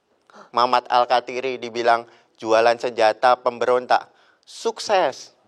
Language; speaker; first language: Indonesian; native; Indonesian